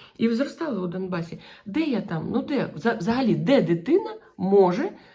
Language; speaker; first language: Ukrainian; non-native, local second language; Russian